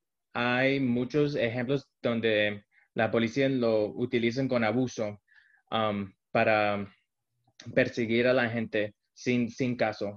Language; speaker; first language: Spanish; early bilingual, heritage; Spanish